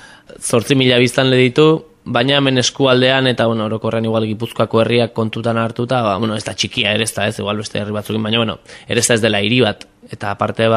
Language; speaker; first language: Basque; native; Basque